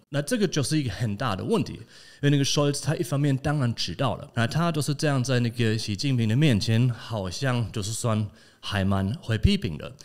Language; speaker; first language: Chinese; non-native, fluent; German